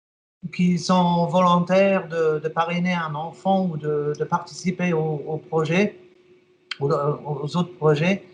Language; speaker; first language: French; non-native, fluent; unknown